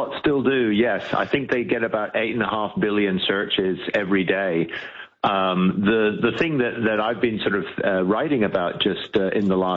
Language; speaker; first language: English; native; English